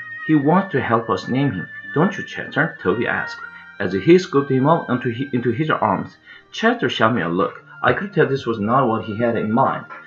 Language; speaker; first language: English; non-native, fluent; Korean